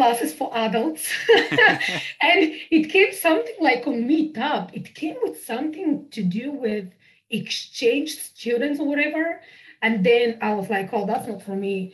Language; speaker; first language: English; non-native, fluent; Bulgarian